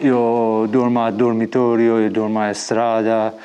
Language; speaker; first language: Italian; non-native, learner; Persian